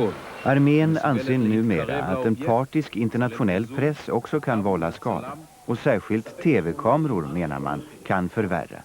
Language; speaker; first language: Swedish; native; Swedish